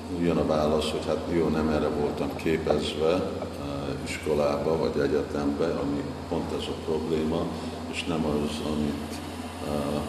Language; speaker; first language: Hungarian; non-native, fluent; English